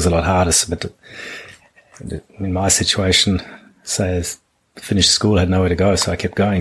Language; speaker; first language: English; non-native, local second language; German